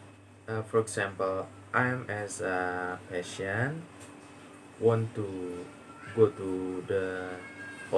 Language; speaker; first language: English; non-native, learner; Indonesian